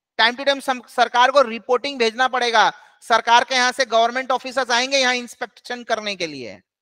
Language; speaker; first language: Hindi; native; Hindi